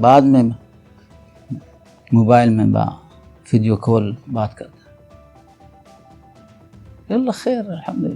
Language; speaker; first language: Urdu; non-native, learner; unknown